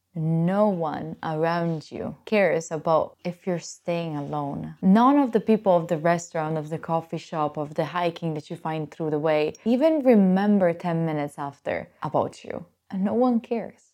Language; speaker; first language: English; non-native, fluent; Italian